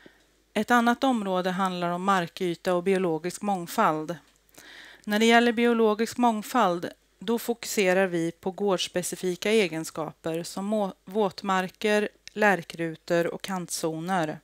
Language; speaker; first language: Swedish; native; Swedish